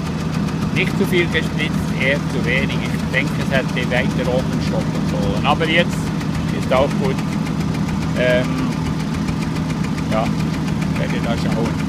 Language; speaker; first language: German; native; German